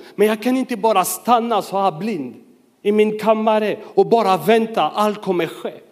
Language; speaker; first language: Swedish; non-native, fluent; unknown